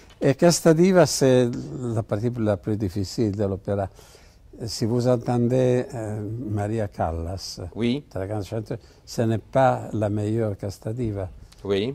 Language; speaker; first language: French; non-native, fluent; Italian